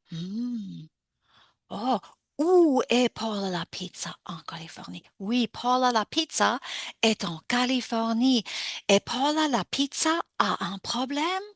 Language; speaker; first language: French; non-native, fluent; English